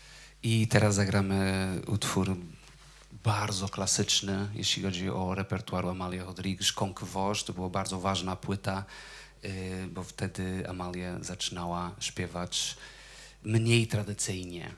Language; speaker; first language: Polish; non-native, fluent; Portuguese